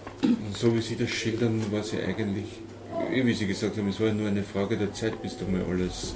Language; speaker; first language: German; native; German